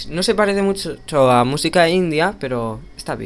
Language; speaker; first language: Spanish; native; Spanish